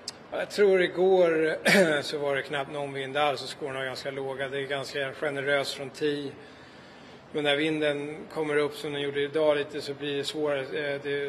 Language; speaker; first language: Swedish; native; Swedish